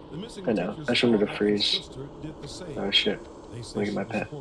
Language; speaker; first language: English; native; English